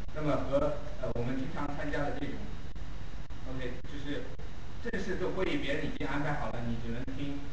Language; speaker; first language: Chinese; native; Chinese